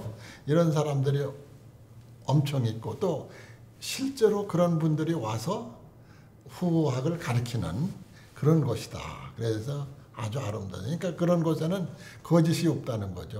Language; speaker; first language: Korean; native; Korean